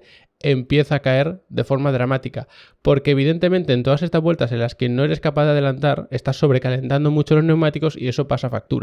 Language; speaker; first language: Spanish; native; Spanish